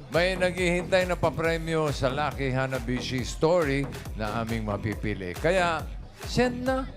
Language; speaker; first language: Filipino; native; Filipino